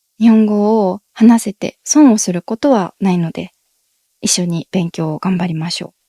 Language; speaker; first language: Japanese; native; Japanese